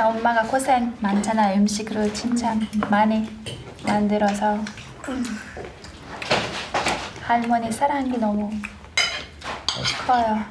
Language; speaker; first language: Korean; non-native, learner; Hungarian